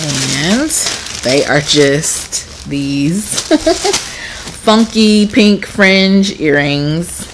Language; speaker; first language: English; native; English